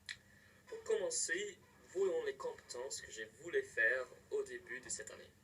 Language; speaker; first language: French; non-native, fluent; English